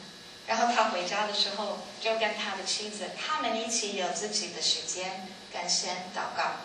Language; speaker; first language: Chinese; non-native, learner; English